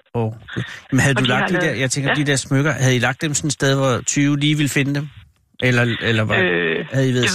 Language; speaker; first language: Danish; native; Danish